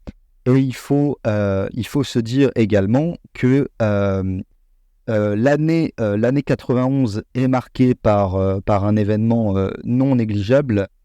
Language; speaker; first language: French; native; French